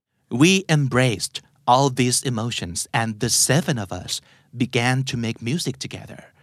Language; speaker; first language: English; non-native, fluent; Thai